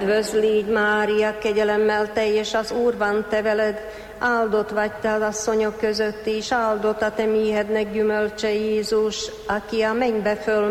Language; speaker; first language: Hungarian; native; Hungarian